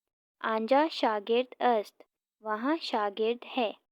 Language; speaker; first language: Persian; non-native, fluent; Urdu